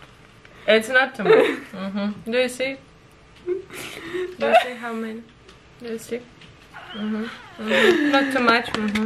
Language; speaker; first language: English; non-native, learner; Russian